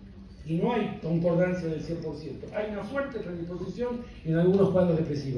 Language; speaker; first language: Spanish; native; Spanish